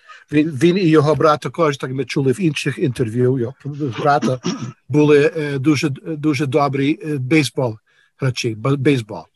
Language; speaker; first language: Ukrainian; early bilingual, heritage; Ukrainian